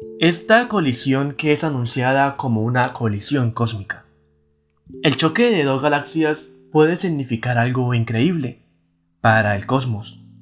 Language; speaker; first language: Spanish; native; Spanish